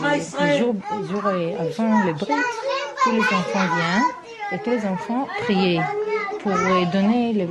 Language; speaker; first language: French; non-native, learner; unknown